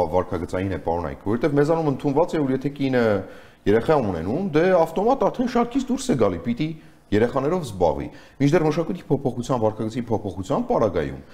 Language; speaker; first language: Armenian; native; Armenian